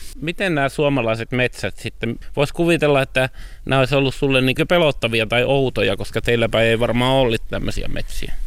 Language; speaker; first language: Finnish; native; Finnish